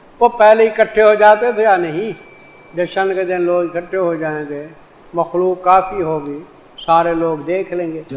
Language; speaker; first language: Urdu; non-native, local second language; Saraiki